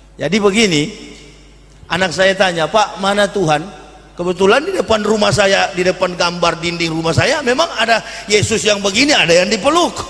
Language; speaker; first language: Indonesian; native; Indonesian